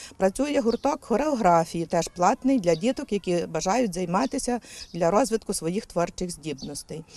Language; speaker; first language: Ukrainian; native; Ukrainian